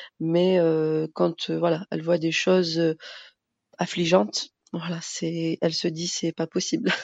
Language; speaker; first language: French; early bilingual, other home language; Arabic